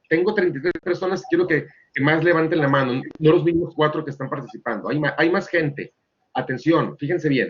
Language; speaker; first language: Spanish; native; Spanish